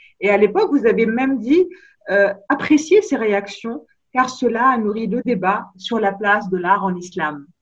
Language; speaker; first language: French; non-native, local second language; Arabic